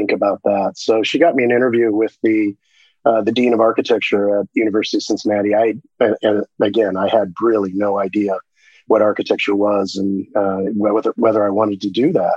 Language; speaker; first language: English; native; English